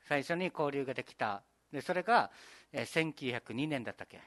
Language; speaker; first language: Japanese; native; Japanese